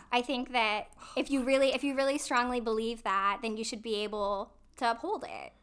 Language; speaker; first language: English; native; English